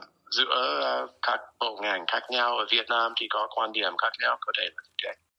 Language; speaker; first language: Vietnamese; non-native, fluent; English